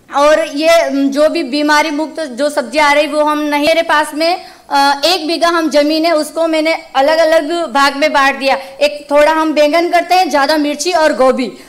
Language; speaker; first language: Hindi; native; Hindi